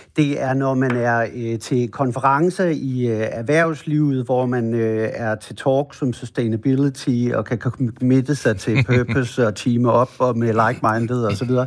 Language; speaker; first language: Danish; native; Danish